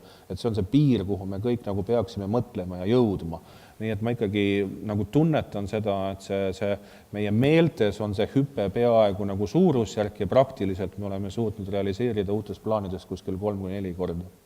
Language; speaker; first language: Estonian; native; Estonian